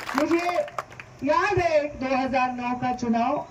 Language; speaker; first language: Hindi; non-native, local second language; Marathi